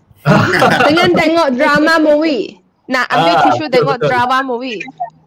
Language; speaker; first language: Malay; non-native, local second language; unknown